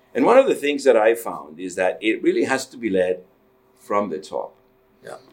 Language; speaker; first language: English; non-native, fluent; Greek